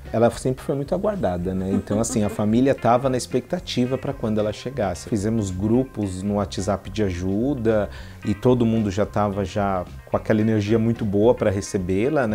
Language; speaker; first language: Portuguese; native; Portuguese